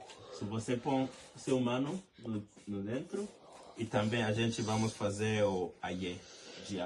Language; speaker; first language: Portuguese; non-native, learner; English